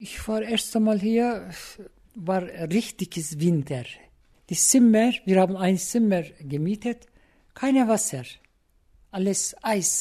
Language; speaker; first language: German; non-native, learner; Turkish